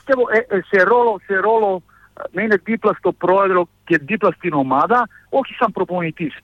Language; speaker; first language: Greek; non-native, fluent; Serbian